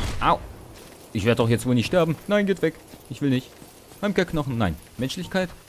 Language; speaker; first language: German; early bilingual, other home language; Ukrainian